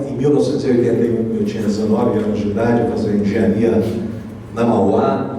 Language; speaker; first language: Portuguese; native; Portuguese